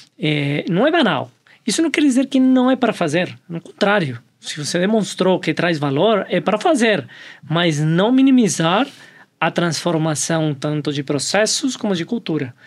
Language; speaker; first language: Portuguese; non-native, fluent; Spanish